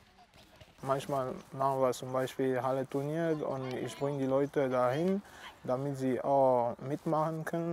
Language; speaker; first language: German; non-native, learner; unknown